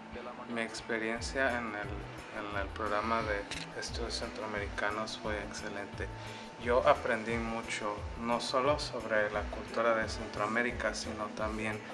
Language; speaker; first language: Spanish; early bilingual, heritage; Spanish